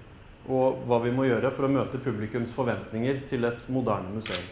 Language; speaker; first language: Norwegian; native; Norwegian